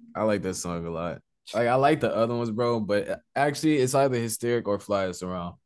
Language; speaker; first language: English; native; English